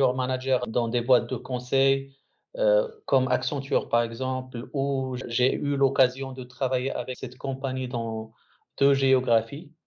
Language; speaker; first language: French; non-native, local second language; Arabic